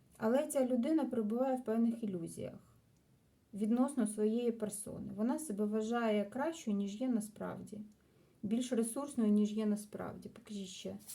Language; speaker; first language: Ukrainian; non-native, local second language; Russian